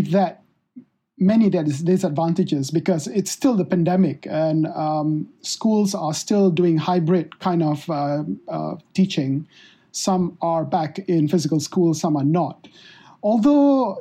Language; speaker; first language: English; non-native, local second language; Malay